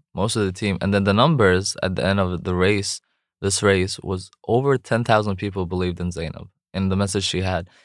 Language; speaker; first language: English; non-native, fluent; Arabic